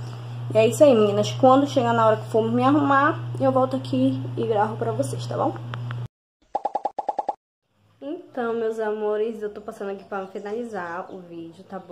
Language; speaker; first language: Portuguese; native; Portuguese